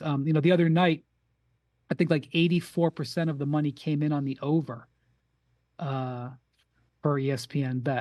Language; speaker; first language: English; native; English